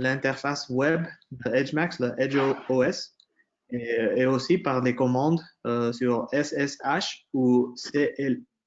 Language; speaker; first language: French; non-native, fluent; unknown